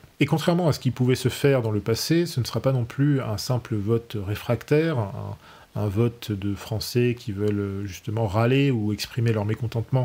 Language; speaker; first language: French; native; French